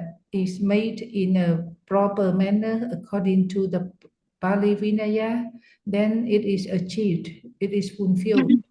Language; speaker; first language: English; non-native, fluent; Vietnamese